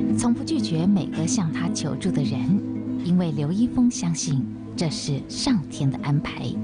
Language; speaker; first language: Chinese; native; Chinese